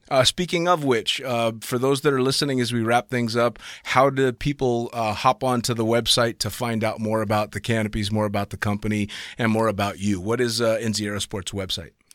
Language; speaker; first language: English; native; English